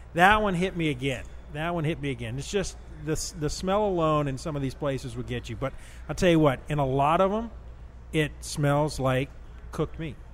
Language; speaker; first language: English; native; English